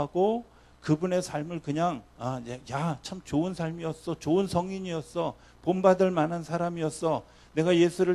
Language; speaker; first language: Korean; native; Korean